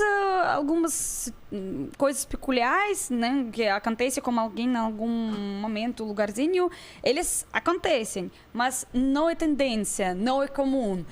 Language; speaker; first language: Portuguese; non-native, fluent; Russian